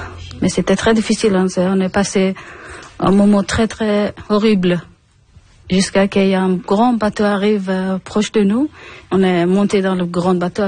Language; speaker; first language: French; non-native, learner; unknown